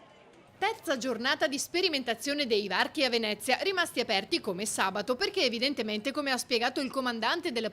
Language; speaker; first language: Italian; native; Italian